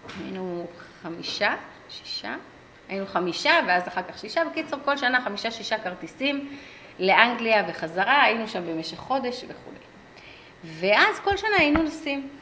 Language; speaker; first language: Hebrew; early bilingual, other home language; English